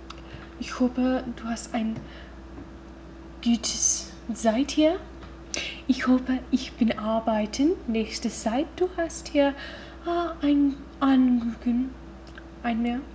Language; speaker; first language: German; non-native, learner; English